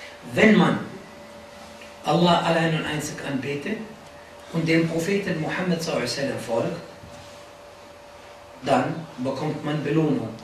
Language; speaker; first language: German; non-native, fluent; Arabic